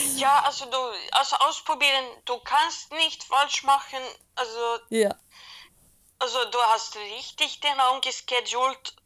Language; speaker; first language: German; non-native, fluent; Swedish